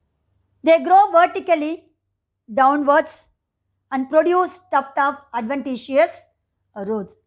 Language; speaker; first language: English; non-native, local second language; Tamil